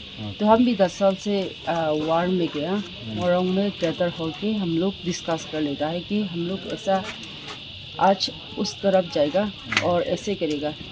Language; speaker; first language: Hindi; non-native, local second language; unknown